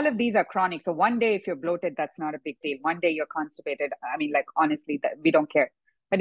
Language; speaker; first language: English; non-native, local second language; Tamil